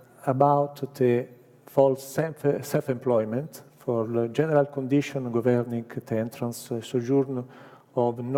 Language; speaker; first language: English; non-native, learner; Italian